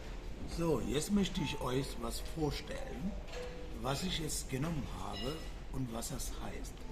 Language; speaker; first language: German; non-native, fluent; Sinhala